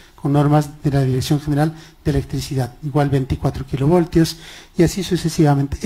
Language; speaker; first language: Spanish; non-native, local second language; Quechua